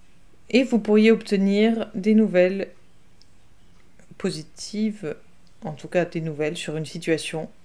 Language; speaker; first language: French; native; French